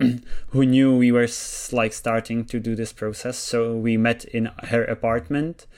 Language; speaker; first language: English; non-native, fluent; Czech